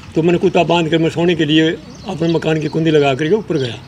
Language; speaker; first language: Hindi; native; Hindi